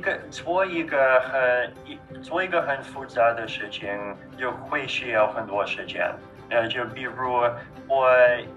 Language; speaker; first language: Chinese; non-native, fluent; Russian